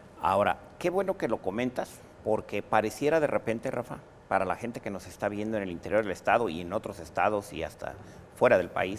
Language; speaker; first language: Spanish; native; Spanish